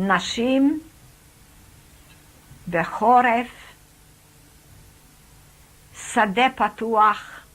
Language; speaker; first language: Hebrew; non-native, fluent; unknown